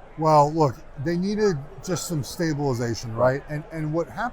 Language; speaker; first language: English; native; English